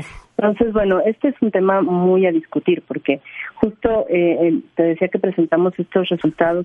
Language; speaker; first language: Spanish; native; Spanish